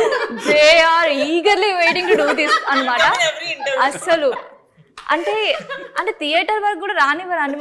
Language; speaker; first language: Telugu; native; Telugu